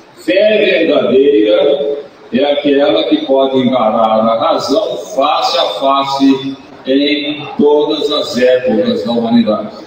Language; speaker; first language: Portuguese; native; Portuguese